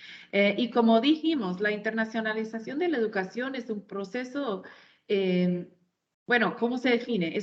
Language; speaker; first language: Spanish; non-native, fluent; English